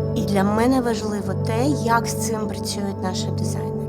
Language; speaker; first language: Ukrainian; non-native, local second language; Russian